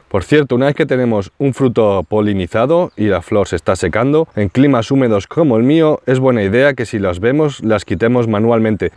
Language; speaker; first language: Spanish; native; Spanish